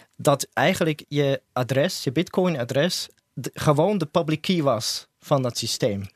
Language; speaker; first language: Dutch; non-native, fluent; Swiss German